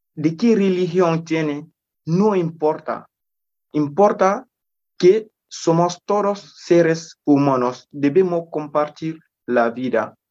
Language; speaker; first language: Spanish; non-native, fluent; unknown